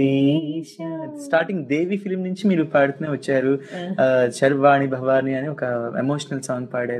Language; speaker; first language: Telugu; native; Telugu